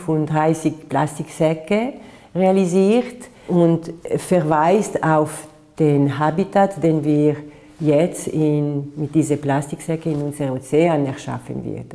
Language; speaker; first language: German; non-native, fluent; Italian